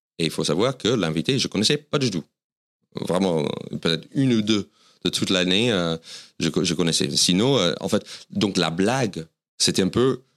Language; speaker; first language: French; non-native, fluent; English